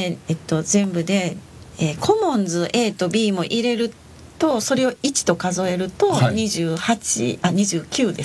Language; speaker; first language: Japanese; native; Japanese